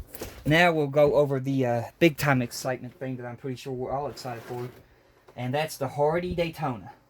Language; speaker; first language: English; native; English